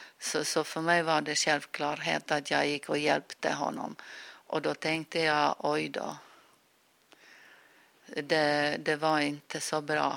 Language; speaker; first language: Swedish; non-native, fluent; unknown